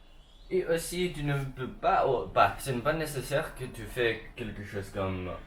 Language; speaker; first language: French; non-native, learner; English